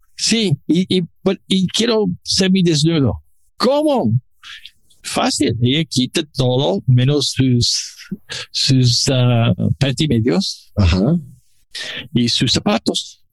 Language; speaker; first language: Spanish; non-native, learner; English